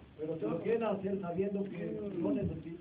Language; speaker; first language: Spanish; native; Spanish